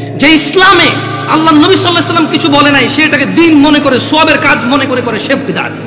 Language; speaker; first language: Bangla; early bilingual, heritage; Bangla